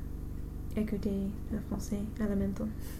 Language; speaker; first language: French; non-native, learner; English